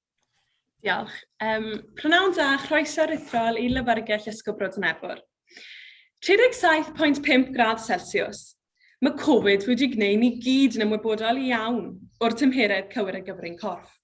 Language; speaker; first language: Welsh; native; Welsh